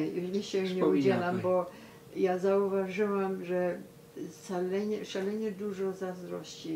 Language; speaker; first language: Polish; early bilingual, heritage; Polish